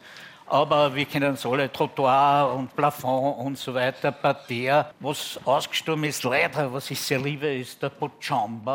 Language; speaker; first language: German; native; German